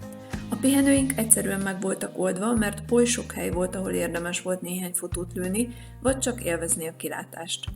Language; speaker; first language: Hungarian; native; Hungarian